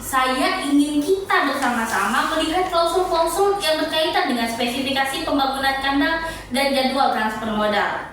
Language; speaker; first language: Indonesian; native; Indonesian